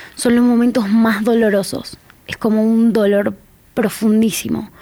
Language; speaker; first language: Spanish; native; Spanish